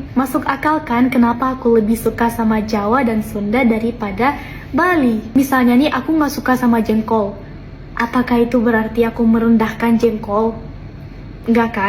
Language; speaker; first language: Indonesian; non-native, fluent; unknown